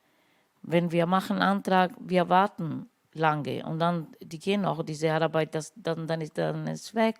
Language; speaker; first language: German; non-native, learner; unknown